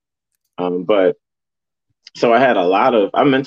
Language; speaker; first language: English; native; English